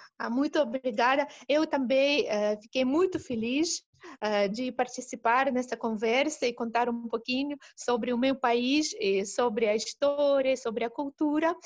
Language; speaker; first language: Portuguese; non-native, fluent; Russian